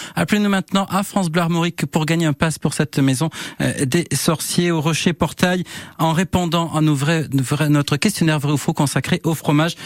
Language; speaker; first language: French; native; French